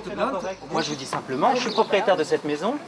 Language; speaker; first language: French; native; French